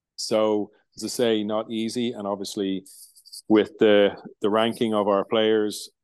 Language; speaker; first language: English; native; English